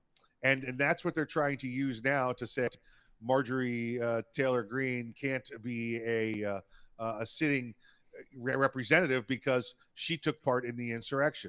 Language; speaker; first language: English; native; English